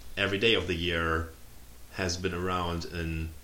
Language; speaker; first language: English; non-native, fluent; German